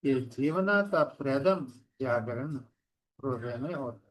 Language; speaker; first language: Hindi; non-native, local second language; Telugu